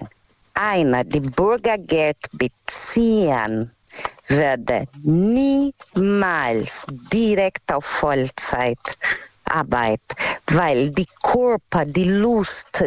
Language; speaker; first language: German; non-native, learner; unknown